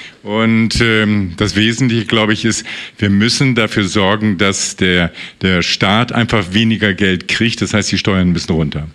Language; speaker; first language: German; native; German